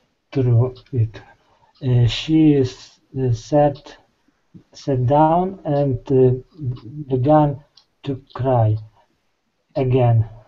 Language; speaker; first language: English; non-native, learner; Ukrainian